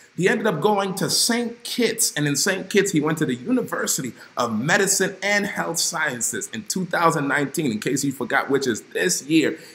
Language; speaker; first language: English; native; English